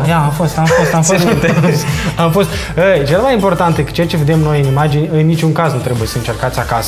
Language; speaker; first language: Romanian; native; Romanian